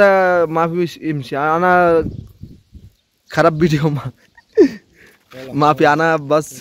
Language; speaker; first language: Arabic; non-native, learner; Bangla